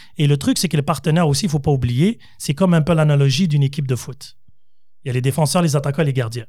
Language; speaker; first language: French; native; French